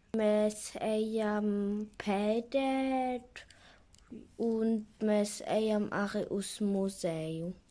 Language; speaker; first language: Latvian; early bilingual, heritage; Latvian